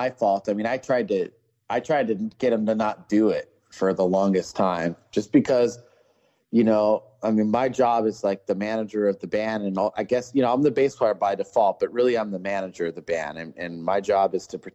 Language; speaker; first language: English; native; English